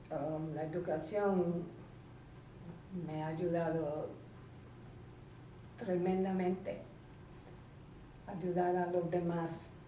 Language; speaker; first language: Spanish; early bilingual, heritage; Spanish